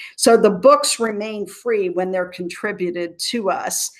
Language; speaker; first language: English; native; English